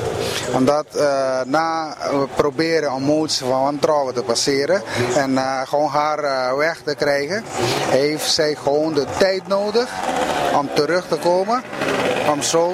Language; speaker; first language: Dutch; non-native, local second language; Papiamento